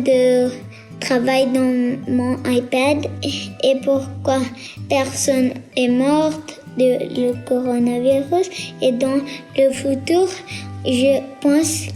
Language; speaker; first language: French; non-native, learner; English